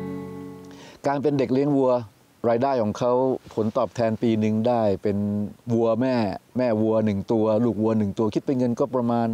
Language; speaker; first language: Thai; native; Thai